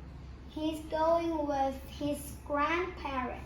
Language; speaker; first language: English; non-native, learner; Vietnamese